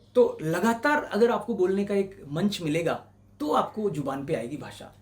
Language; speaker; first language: Hindi; non-native, local second language; Marwari